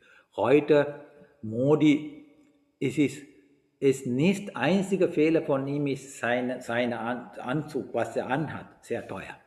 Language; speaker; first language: German; non-native, fluent; Sinhala